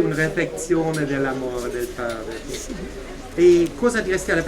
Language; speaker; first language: Italian; non-native, fluent; German